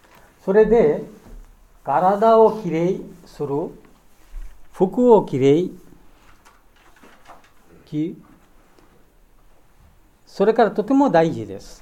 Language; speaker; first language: Japanese; non-native, learner; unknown